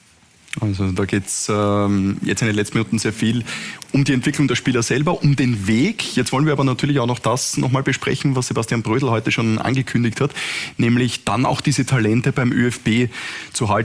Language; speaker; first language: German; native; German